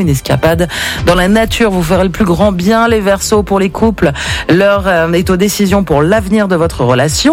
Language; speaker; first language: French; native; French